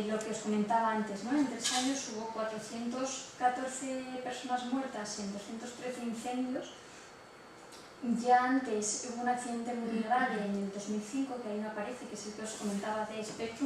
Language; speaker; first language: Spanish; native; Spanish